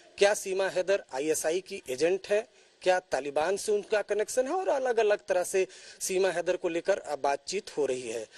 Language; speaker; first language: Hindi; native; Hindi